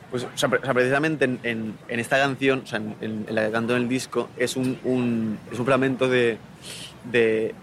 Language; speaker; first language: Spanish; native; Spanish